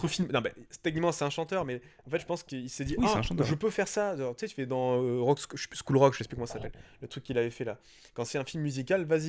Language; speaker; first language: French; native; French